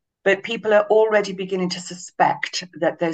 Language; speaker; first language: English; native; English